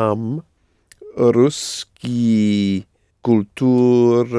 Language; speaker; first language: Russian; non-native, learner; English